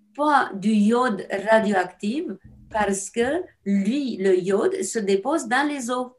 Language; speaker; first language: French; non-native, fluent; Romanian